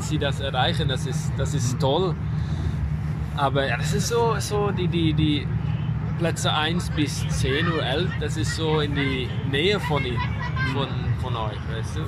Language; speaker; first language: German; non-native, learner; Dutch